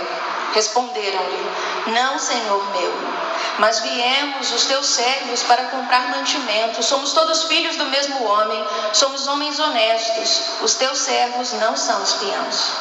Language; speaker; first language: Portuguese; native; Portuguese